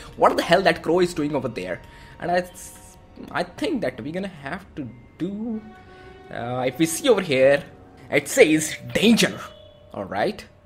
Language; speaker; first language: English; non-native, local second language; Punjabi